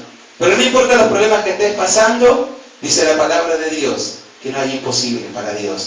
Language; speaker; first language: Spanish; native; Spanish